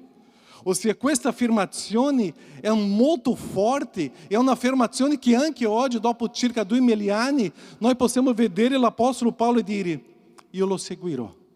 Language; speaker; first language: Italian; non-native, fluent; Portuguese